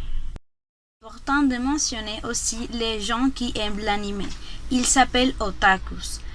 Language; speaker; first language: French; non-native, learner; Spanish